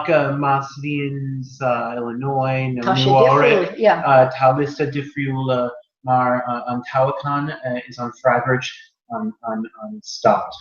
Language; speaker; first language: Irish; non-native, learner; English